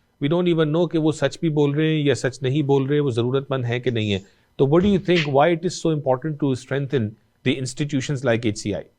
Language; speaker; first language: Urdu; native; Urdu